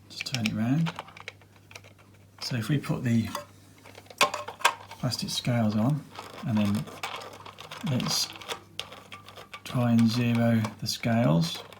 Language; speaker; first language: English; native; English